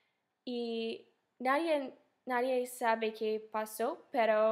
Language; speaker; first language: Spanish; non-native, fluent; English